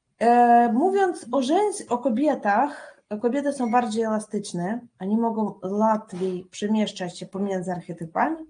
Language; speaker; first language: Polish; non-native, fluent; Russian